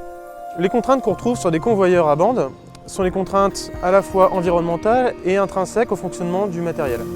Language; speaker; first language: French; native; French